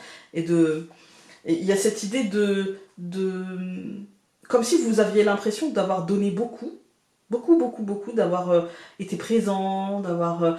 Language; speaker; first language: French; native; French